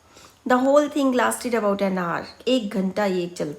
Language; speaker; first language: Hindi; native; Hindi